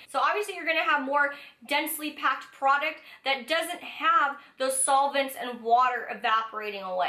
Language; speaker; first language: English; native; English